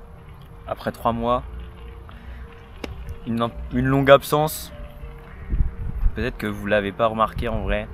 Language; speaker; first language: French; native; French